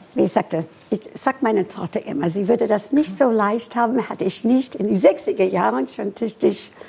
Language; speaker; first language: German; non-native, fluent; English